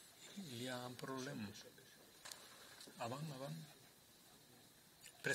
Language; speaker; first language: French; non-native, learner; Spanish